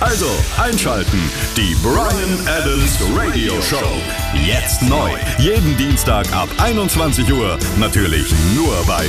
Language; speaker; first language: German; native; German